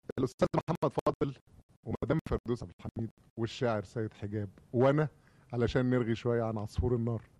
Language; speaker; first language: Egyptian Arabic; native; Egyptian Arabic